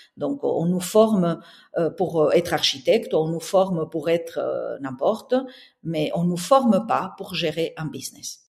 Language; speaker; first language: French; non-native, fluent; Spanish